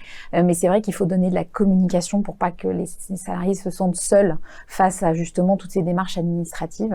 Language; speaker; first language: French; native; French